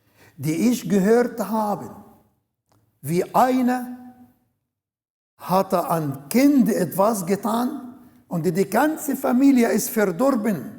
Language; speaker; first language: German; non-native, learner; Arabic